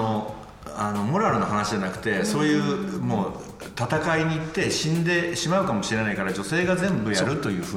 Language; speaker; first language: Japanese; native; Japanese